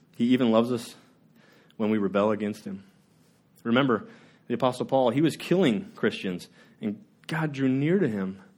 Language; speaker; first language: English; native; English